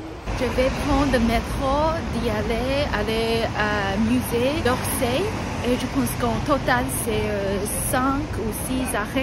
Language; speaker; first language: French; non-native, learner; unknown